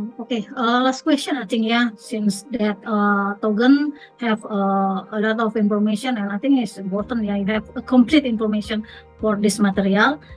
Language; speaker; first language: English; non-native, fluent; Indonesian